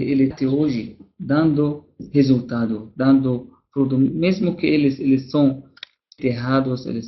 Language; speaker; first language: Portuguese; non-native, fluent; Arabic